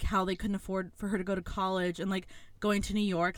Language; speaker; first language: English; early bilingual, other home language; Spanish